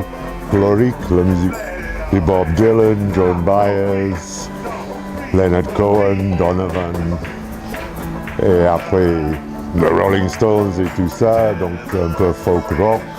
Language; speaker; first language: French; non-native, fluent; English